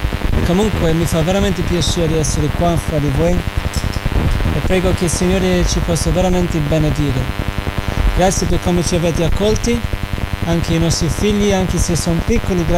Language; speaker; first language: Italian; non-native, fluent; English